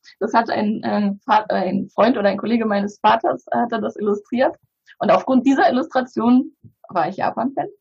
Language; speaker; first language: German; early bilingual, other home language; Bulgarian